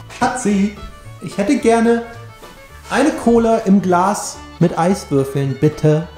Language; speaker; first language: German; native; German